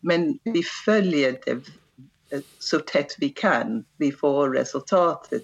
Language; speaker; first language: Swedish; non-native, fluent; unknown